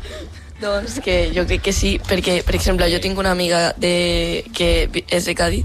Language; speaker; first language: Catalan; non-native, local second language; Spanish